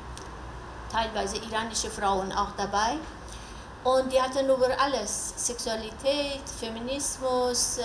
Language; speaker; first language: German; non-native, learner; Persian